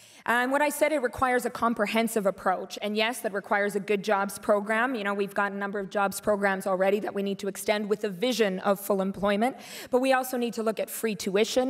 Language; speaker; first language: English; native; English